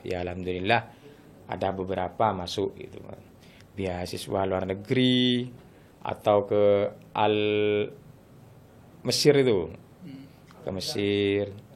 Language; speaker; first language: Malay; non-native, local second language; Madurese